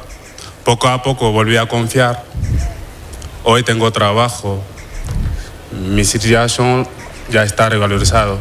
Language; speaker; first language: Spanish; non-native, fluent; Wolof